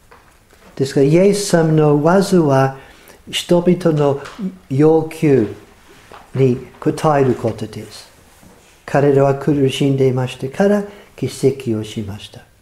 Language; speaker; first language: Japanese; non-native, fluent; English